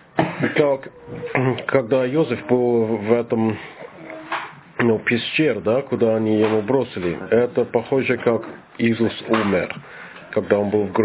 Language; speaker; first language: Russian; non-native, learner; English